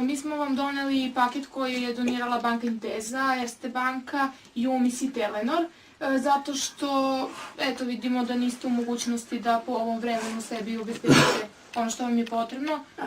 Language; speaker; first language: Bosnian; native; Bosnian